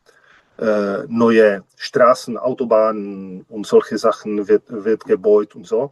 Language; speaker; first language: German; non-native, learner; Czech